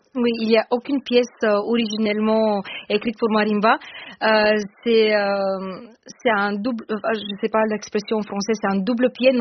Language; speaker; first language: French; non-native, fluent; Bulgarian